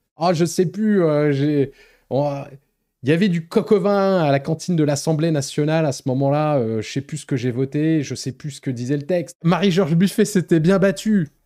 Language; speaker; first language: French; native; French